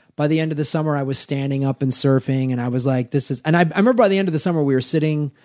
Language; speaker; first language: English; native; English